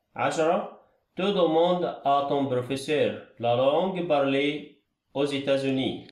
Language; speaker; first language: French; non-native, fluent; Arabic